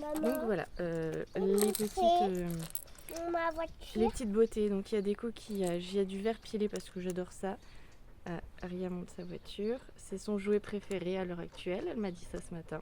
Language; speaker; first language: French; native; French